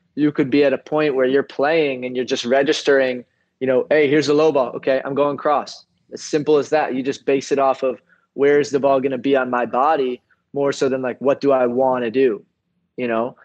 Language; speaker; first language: English; native; English